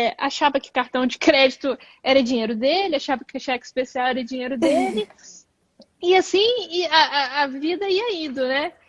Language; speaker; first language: Portuguese; native; Portuguese